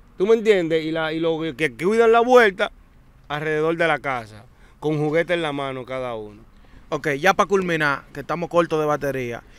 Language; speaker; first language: Spanish; native; Spanish